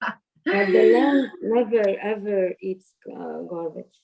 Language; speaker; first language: English; non-native, learner; Arabic